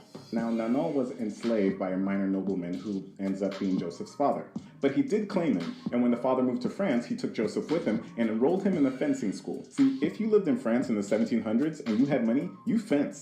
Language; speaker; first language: English; native; English